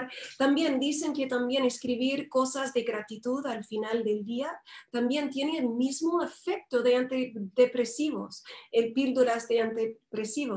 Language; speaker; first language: Spanish; non-native, fluent; English